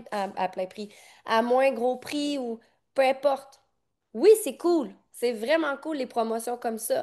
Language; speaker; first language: French; native; French